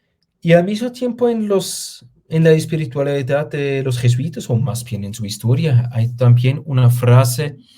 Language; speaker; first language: Spanish; non-native, fluent; German